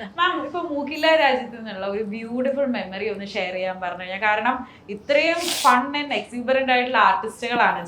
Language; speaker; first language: Malayalam; native; Malayalam